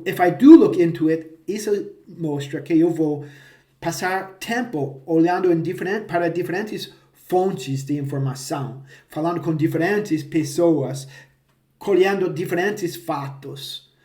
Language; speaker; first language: Portuguese; non-native, fluent; English